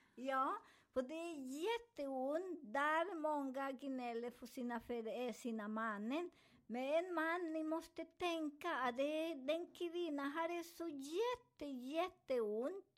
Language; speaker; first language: Swedish; non-native, fluent; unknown